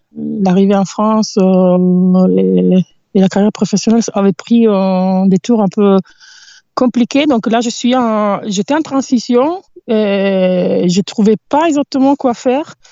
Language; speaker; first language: French; non-native, fluent; Italian